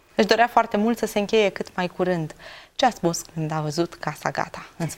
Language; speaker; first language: Romanian; native; Romanian